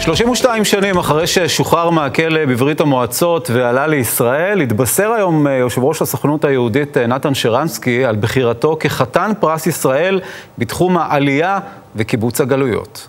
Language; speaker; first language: Hebrew; native; Hebrew